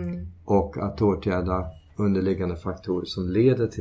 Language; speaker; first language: Swedish; early bilingual, heritage; Swedish